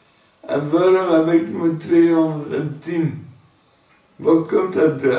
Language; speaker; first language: Dutch; native; Dutch